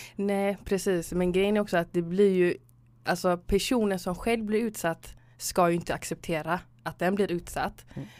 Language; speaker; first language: Swedish; early bilingual, other home language; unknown